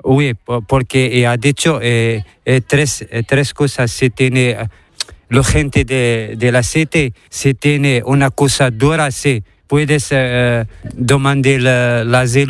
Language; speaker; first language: Spanish; non-native, learner; Arabic